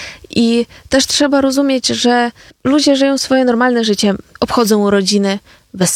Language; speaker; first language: Polish; non-native, fluent; Ukrainian